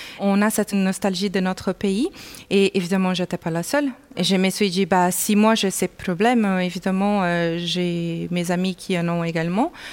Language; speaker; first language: French; non-native, fluent; Portuguese